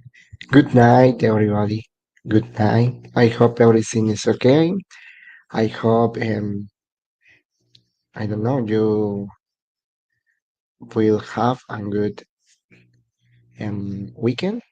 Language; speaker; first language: English; non-native, learner; Spanish